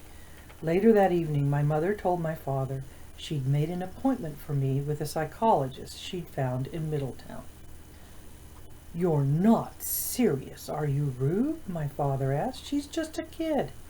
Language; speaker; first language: English; native; English